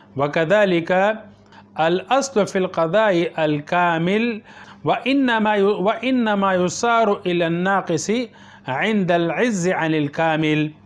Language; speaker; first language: Arabic; non-native, fluent; Urdu